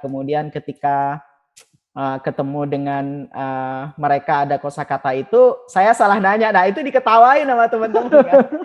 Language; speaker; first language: Indonesian; non-native, local second language; Madurese